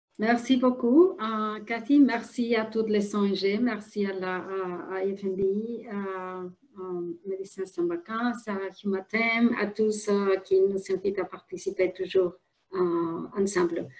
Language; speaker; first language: French; non-native, fluent; Spanish